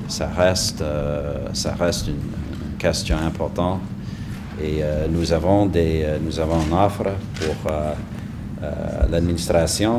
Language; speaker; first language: French; non-native, fluent; English